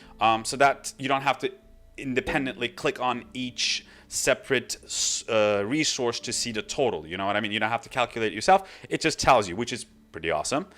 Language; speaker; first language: English; non-native, fluent; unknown